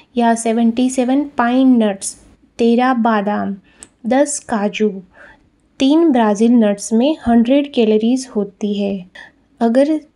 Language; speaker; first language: Hindi; non-native, local second language; Gujarati